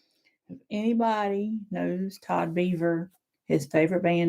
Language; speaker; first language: English; native; English